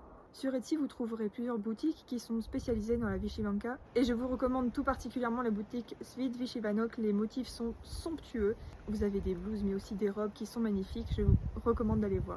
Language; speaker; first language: French; native; French